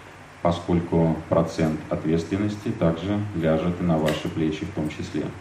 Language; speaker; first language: Russian; native; Russian